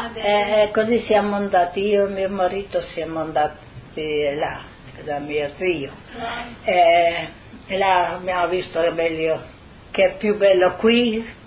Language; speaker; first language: Italian; non-native, local second language; Slovenian